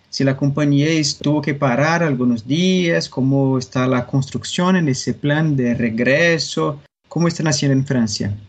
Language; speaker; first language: Spanish; non-native, fluent; Portuguese